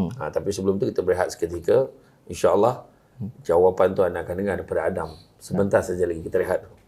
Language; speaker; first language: Malay; native; Malay